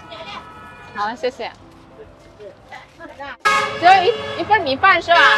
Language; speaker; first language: Chinese; non-native, fluent; Indonesian